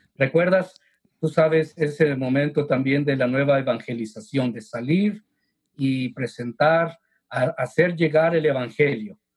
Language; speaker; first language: Spanish; native; Spanish